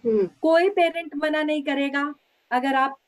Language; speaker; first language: Hindi; native; Hindi